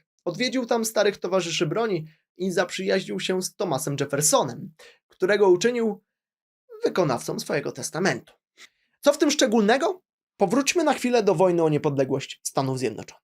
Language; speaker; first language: Polish; native; Polish